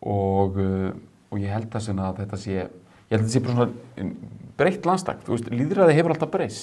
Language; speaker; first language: Icelandic; native; Icelandic